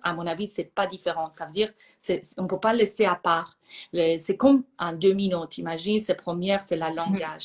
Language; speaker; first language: French; non-native, fluent; Persian